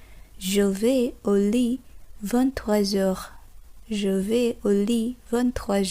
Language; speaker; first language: French; non-native, fluent; Bangla